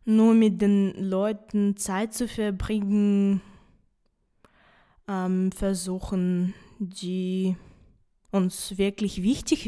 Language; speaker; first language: German; non-native, fluent; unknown